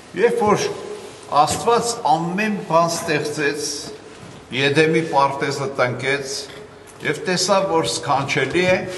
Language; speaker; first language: Armenian; native; Armenian